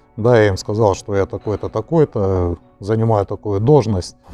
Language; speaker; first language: Russian; native; Russian